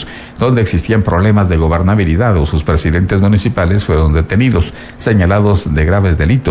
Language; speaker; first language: Spanish; native; Spanish